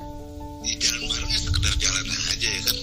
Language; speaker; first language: Indonesian; native; Indonesian